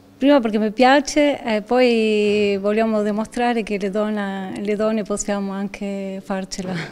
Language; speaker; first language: Italian; non-native, fluent; Spanish